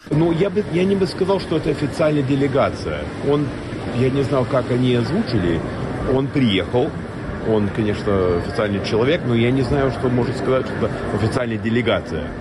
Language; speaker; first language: Russian; non-native, learner; English